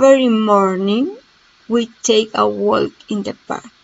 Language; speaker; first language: English; non-native, learner; Spanish